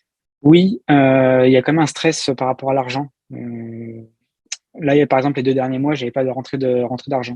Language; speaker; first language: French; native; French